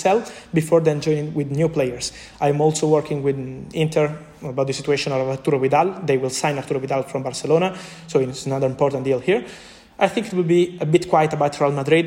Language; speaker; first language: English; non-native, fluent; Italian